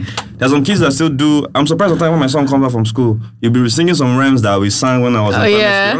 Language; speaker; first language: English; non-native, local second language; Yoruba